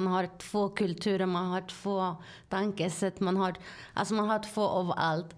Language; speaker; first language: Swedish; early bilingual, other home language; Arabic